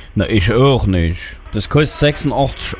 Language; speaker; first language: German; native; German